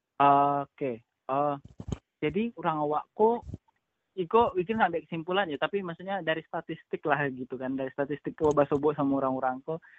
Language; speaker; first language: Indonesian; non-native, local second language; Minangkabau